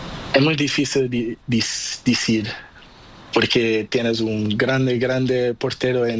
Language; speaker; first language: Spanish; non-native, learner; Portuguese